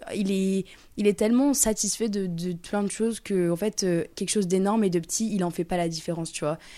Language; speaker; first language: French; early bilingual, other home language; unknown